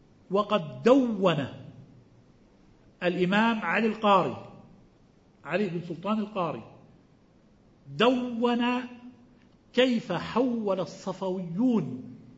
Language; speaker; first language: Arabic; native; Arabic